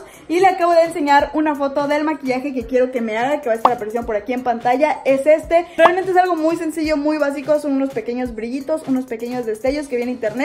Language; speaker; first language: Spanish; native; Spanish